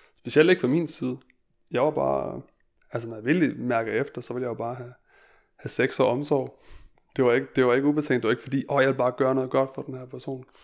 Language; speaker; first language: Danish; native; Danish